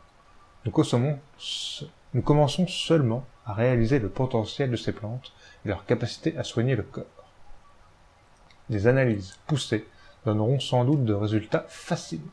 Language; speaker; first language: French; native; French